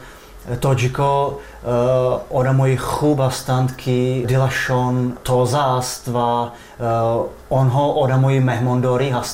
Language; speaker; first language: Persian; non-native, fluent; Czech